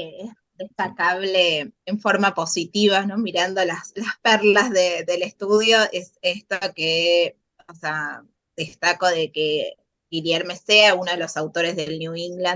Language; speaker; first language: Spanish; native; Spanish